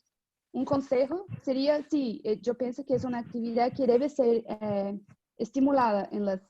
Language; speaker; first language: Spanish; non-native, fluent; Portuguese